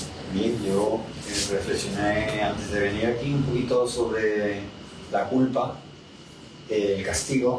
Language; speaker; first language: Spanish; native; Spanish